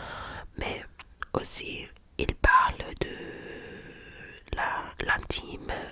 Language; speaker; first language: French; non-native, learner; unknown